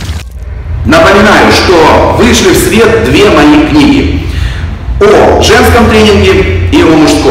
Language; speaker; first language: Russian; native; Russian